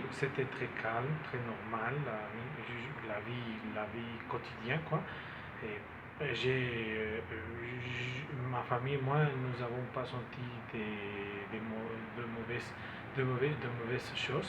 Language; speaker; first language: French; non-native, fluent; Spanish